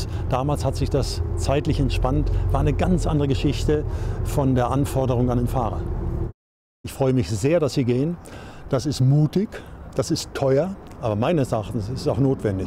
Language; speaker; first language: German; native; German